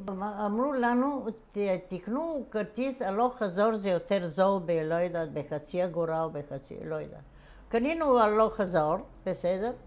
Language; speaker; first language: Hebrew; non-native, fluent; Bulgarian